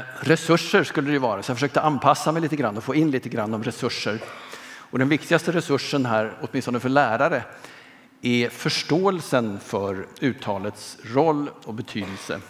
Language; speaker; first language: Swedish; native; Swedish